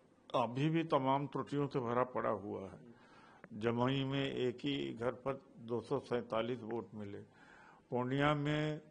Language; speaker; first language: Hindi; native; Hindi